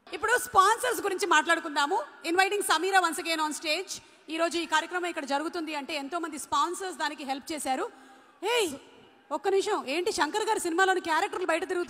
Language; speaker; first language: Telugu; native; Telugu